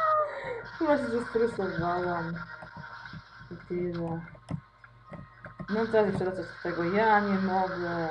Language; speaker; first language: Polish; native; Polish